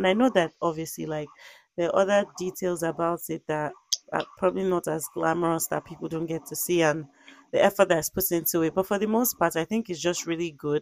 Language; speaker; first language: English; non-native, local second language; Yoruba